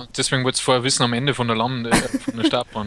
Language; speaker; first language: German; native; German